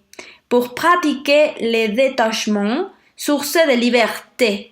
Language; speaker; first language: French; non-native, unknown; Spanish